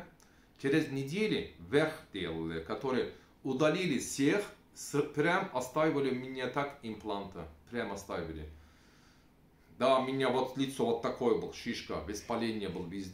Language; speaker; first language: Russian; non-native, learner; Turkish